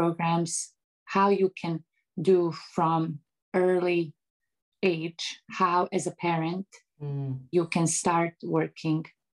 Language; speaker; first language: English; non-native, fluent; Bosnian